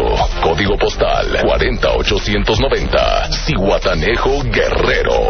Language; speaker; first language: Spanish; native; Spanish